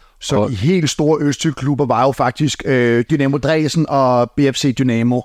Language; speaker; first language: Danish; native; Danish